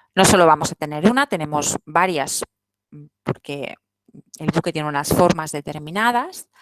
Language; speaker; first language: Spanish; non-native, local second language; Catalan